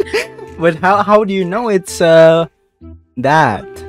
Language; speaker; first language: English; non-native, learner; Indonesian